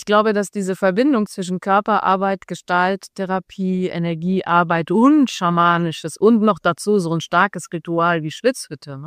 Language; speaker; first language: German; non-native, fluent; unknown